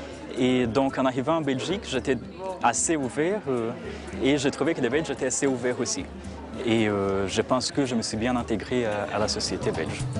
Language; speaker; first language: French; non-native, fluent; Portuguese